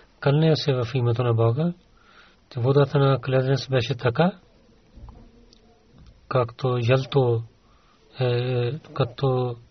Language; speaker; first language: Bulgarian; non-native, learner; Urdu